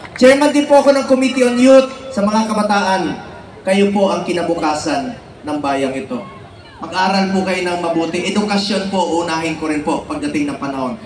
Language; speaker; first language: Filipino; non-native, local second language; Cebuano